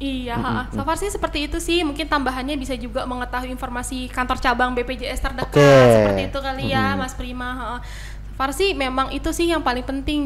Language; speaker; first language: Indonesian; native; Indonesian